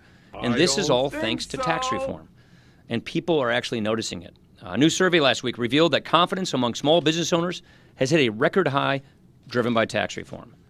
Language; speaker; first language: English; native; English